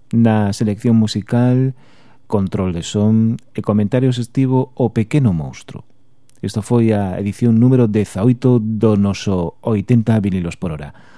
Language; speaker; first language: Galician; native; Galician